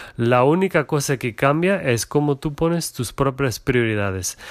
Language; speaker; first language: Spanish; non-native, fluent; German